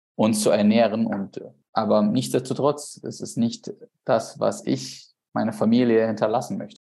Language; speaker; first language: German; non-native, fluent; Arabic